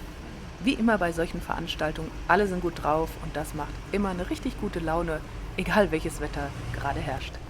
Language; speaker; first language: German; native; German